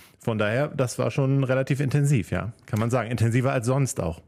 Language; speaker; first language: German; native; German